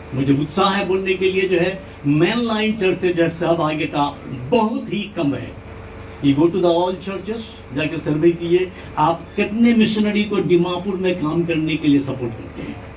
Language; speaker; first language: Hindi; non-native, local second language; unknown